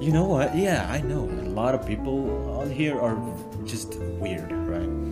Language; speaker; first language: English; non-native, fluent; Indonesian